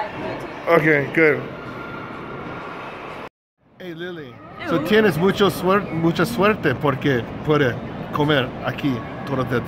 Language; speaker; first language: Spanish; non-native, learner; English